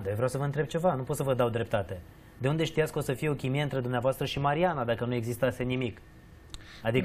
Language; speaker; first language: Romanian; native; Romanian